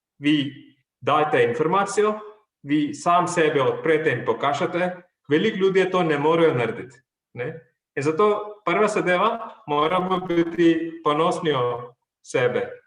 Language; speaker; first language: Slovenian; non-native, fluent; Malayalam